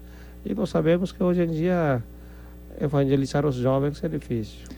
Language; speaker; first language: Portuguese; non-native, fluent; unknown